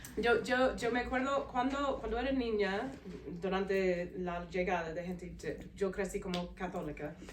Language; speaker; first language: Spanish; non-native, fluent; English